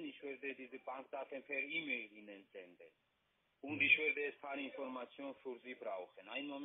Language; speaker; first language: German; non-native, fluent; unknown